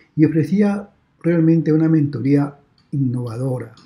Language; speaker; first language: Spanish; native; Spanish